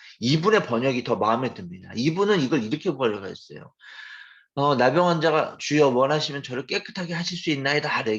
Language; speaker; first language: Korean; native; Korean